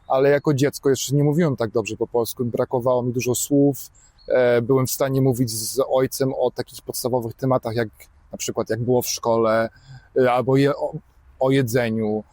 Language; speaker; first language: Polish; early bilingual, heritage; German